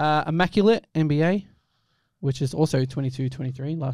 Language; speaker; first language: English; native; English